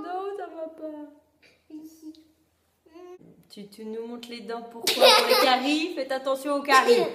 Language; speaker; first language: French; native; French